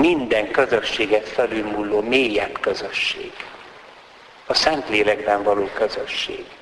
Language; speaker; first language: Hungarian; native; Hungarian